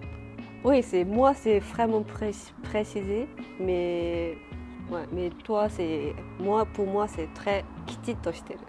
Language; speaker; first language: French; non-native, learner; Japanese